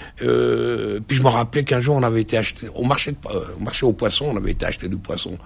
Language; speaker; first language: French; early bilingual, other home language; Arabic